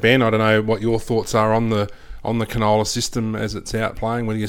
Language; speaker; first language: English; native; English